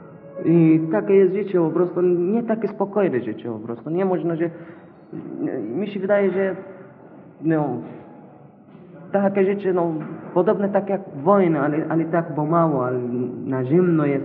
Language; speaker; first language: Polish; non-native, learner; Arabic